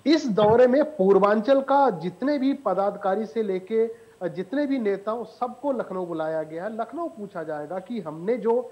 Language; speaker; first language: Hindi; native; Hindi